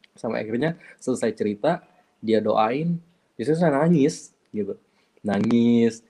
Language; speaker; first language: Indonesian; non-native, local second language; Achinese